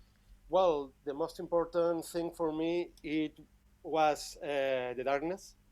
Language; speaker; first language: English; non-native, fluent; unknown